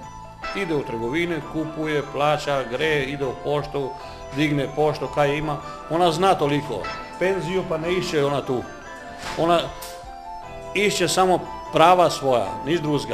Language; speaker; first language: Slovenian; non-native, learner; Croatian